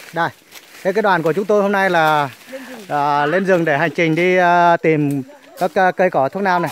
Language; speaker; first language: Vietnamese; non-native, local second language; Muong